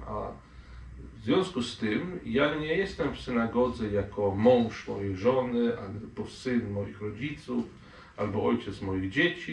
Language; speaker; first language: Polish; non-native, fluent; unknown